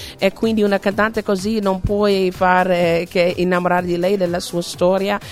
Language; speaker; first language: Italian; non-native, fluent; English